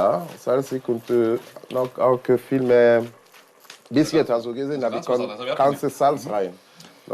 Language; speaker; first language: German; non-native, learner; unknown